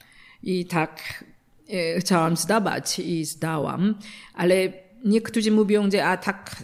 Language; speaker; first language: Polish; non-native, learner; Korean